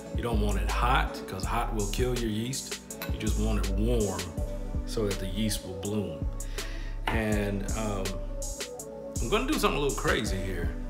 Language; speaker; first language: English; native; English